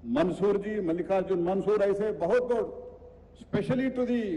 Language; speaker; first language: Hindi; non-native, local second language; Kannada